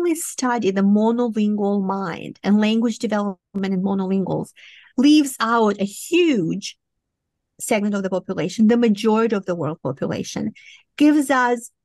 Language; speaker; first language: English; non-native, fluent; Romanian